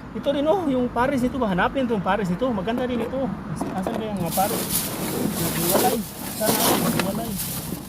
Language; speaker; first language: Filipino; non-native, local second language; Cebuano